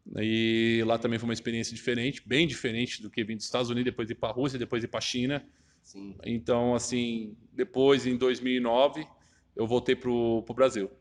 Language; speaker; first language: Portuguese; native; Portuguese